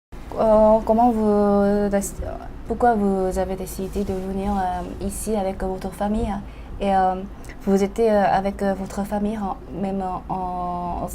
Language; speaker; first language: French; non-native, fluent; Korean